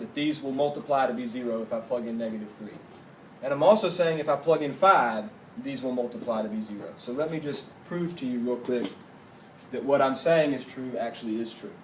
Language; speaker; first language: English; native; English